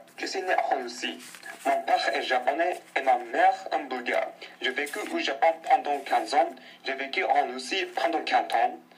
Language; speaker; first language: French; non-native, learner; Japanese